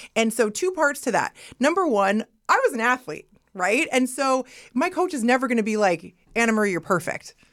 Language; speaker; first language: English; early bilingual, other home language; Yoruba